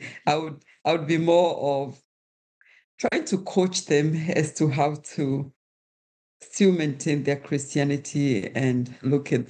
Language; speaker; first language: English; non-native, local second language; Kikuyu